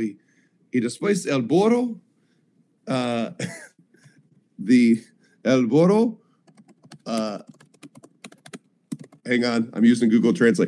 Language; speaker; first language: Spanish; non-native, learner; English